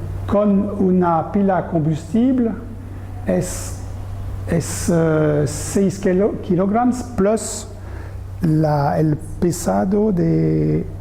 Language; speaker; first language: Spanish; non-native, learner; French